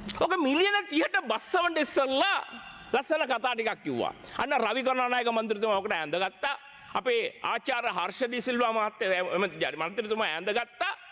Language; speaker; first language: Sinhala; non-native, local second language; Tamil